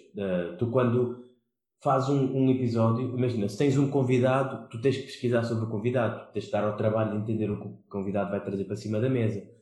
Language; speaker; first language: Portuguese; non-native, local second language; Kabuverdianu